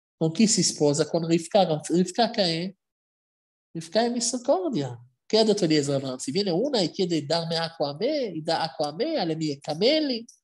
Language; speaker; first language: Italian; non-native, fluent; Hebrew